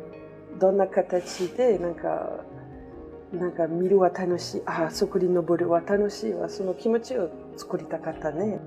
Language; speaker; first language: Japanese; non-native, learner; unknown